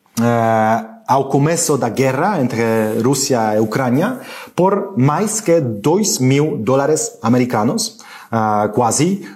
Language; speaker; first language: Portuguese; non-native, learner; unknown